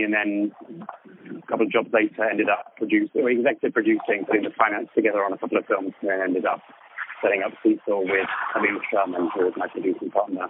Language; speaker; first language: English; native; English